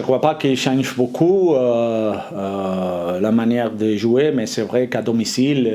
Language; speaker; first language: French; non-native, fluent; Spanish